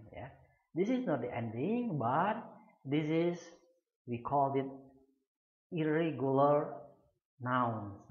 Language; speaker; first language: English; non-native, fluent; Indonesian